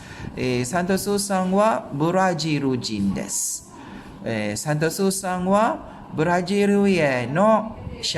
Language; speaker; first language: Japanese; non-native, fluent; Malay